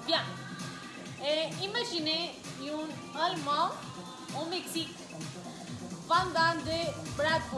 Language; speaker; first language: French; non-native, learner; Spanish